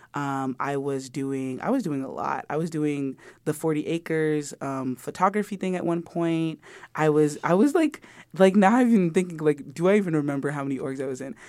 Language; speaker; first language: English; early bilingual, other home language; Yoruba